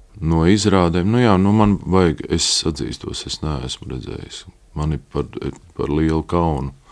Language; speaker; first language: Latvian; native; Latvian